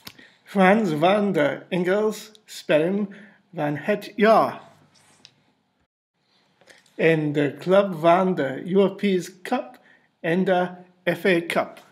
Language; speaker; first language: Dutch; non-native, learner; English